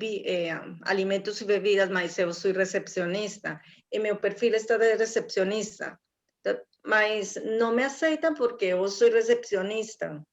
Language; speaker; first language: Portuguese; non-native, fluent; Spanish